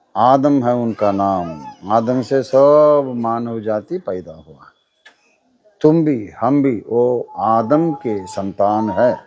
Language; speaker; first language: Hindi; non-native, local second language; Telugu